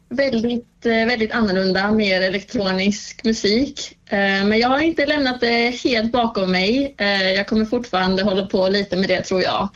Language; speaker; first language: Swedish; native; Swedish